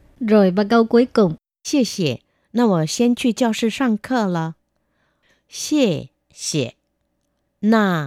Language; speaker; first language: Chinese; non-native, fluent; Vietnamese